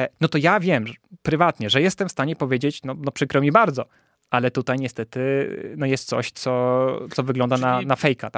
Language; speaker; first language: Polish; native; Polish